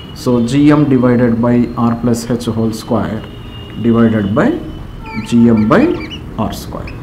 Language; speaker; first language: English; non-native, local second language; Telugu